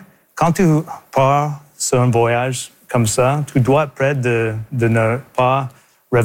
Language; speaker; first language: French; native; French